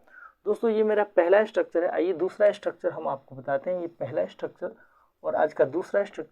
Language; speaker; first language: Hindi; native; Hindi